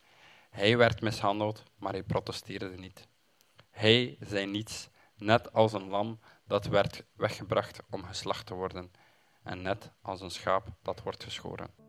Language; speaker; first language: Dutch; native; Dutch